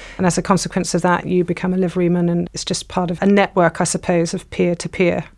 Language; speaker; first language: English; native; English